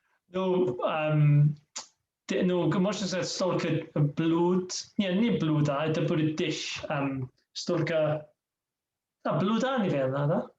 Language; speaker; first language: Russian; non-native, learner; English